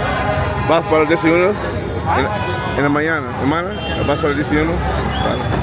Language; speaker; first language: Spanish; non-native, learner; English